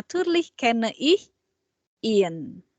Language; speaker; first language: German; non-native, fluent; Indonesian